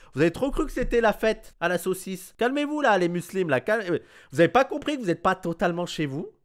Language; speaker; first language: French; native; French